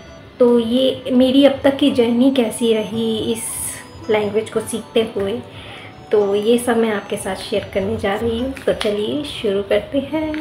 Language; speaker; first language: Hindi; native; Hindi